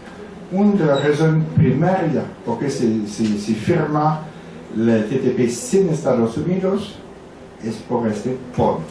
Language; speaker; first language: Spanish; non-native, learner; French